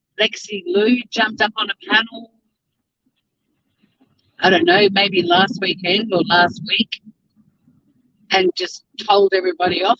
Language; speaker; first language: English; native; English